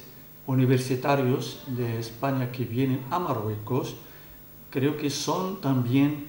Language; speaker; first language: Spanish; non-native, fluent; Arabic